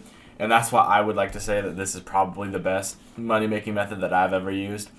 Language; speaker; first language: English; native; English